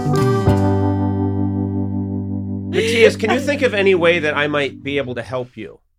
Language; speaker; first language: English; native; English